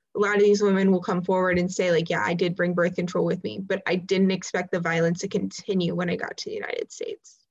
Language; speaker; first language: English; native; English